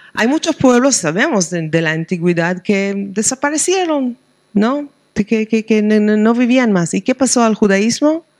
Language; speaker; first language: Spanish; non-native, fluent; Hebrew